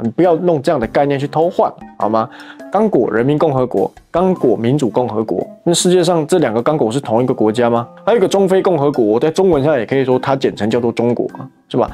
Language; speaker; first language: Chinese; native; Chinese